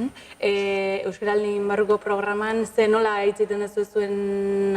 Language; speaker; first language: Basque; native; Basque